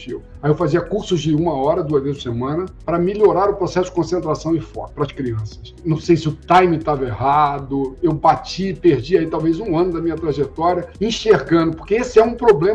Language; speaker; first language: Portuguese; native; Portuguese